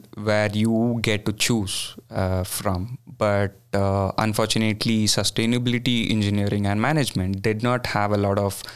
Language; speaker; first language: English; non-native, local second language; Kannada